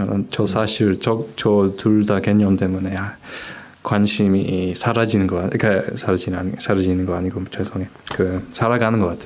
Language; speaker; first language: Korean; non-native, fluent; English